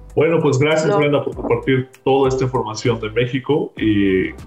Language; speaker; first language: Spanish; native; Spanish